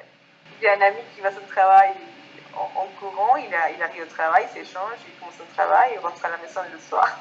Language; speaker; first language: French; non-native, fluent; Spanish